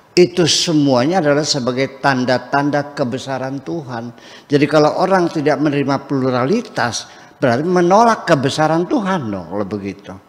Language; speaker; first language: Indonesian; native; Indonesian